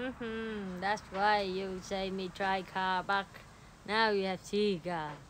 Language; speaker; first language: English; non-native, learner; Vietnamese